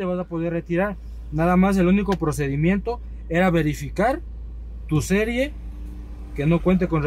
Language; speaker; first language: Spanish; native; Spanish